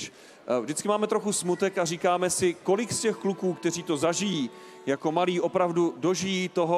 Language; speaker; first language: Czech; native; Czech